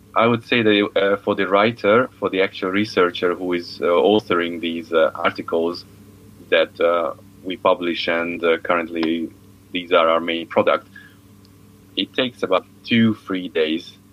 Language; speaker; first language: English; non-native, fluent; Hungarian